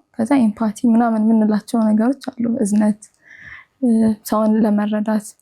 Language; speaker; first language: Amharic; native; Amharic